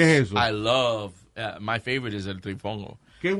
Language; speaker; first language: Spanish; early bilingual, heritage; Spanish